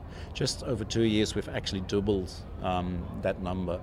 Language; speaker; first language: English; non-native, fluent; Dutch